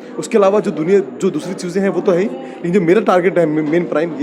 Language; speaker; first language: Hindi; native; Hindi